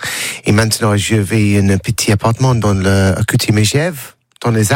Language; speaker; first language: French; non-native, learner; English